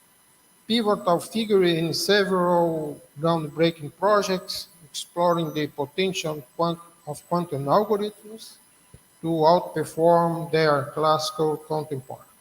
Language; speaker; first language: English; non-native, learner; Portuguese